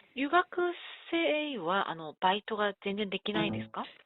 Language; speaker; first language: Japanese; non-native, fluent; Korean